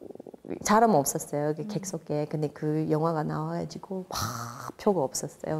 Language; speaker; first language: Korean; non-native, fluent; English